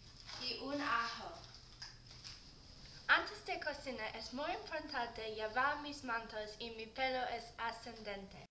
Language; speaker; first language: Spanish; non-native, learner; English